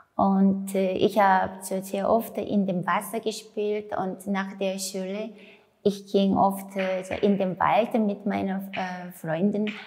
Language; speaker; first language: German; non-native, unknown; Korean